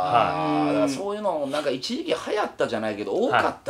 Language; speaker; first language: Japanese; native; Japanese